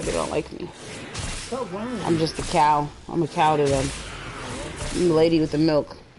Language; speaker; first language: English; native; English